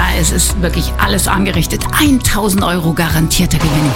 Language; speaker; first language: German; native; German